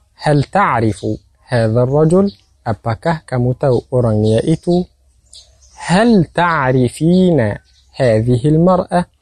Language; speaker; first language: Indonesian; non-native, fluent; Arabic